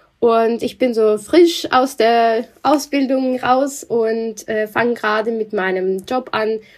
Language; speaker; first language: German; non-native, fluent; Russian